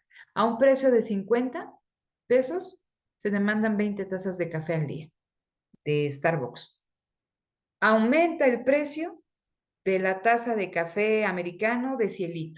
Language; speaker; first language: Spanish; native; Spanish